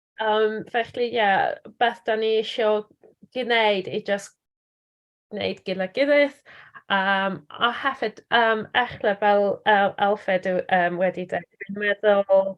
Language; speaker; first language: Welsh; non-native, learner; English